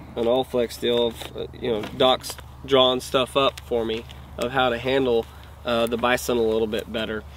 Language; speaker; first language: English; native; English